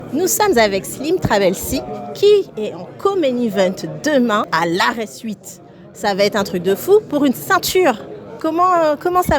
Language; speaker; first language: French; native; French